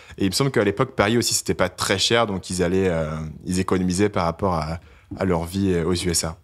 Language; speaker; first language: French; native; French